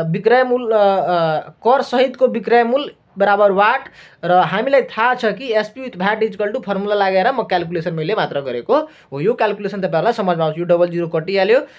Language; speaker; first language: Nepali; non-native, local second language; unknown